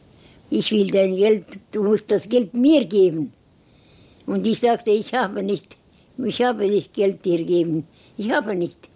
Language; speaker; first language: German; non-native, learner; Estonian